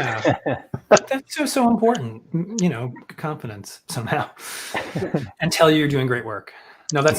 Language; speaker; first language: English; native; English